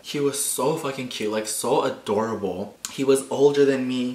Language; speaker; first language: English; early bilingual, other home language; Spanish